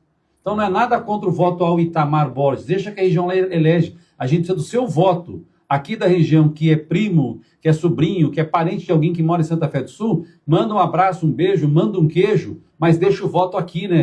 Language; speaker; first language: Portuguese; native; Portuguese